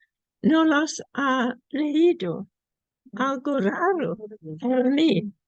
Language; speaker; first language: Spanish; non-native, fluent; English